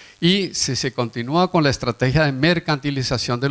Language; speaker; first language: Spanish; native; Spanish